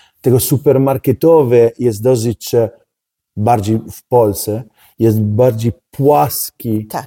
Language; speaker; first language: Polish; non-native, learner; Italian